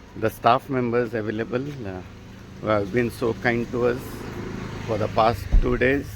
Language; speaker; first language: English; non-native, local second language; Telugu